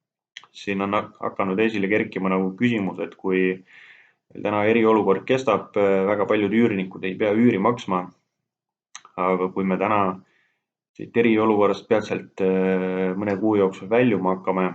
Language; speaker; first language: Estonian; native; Estonian